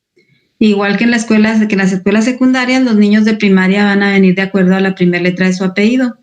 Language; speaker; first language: Spanish; native; Spanish